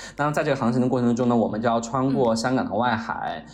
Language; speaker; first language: Chinese; native; Chinese